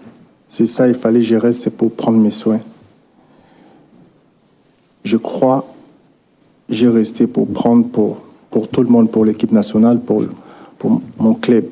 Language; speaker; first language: French; non-native, local second language; Lingala